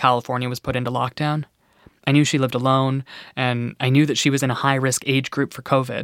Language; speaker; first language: English; native; English